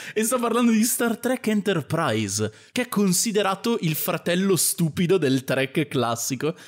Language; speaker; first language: Italian; native; Italian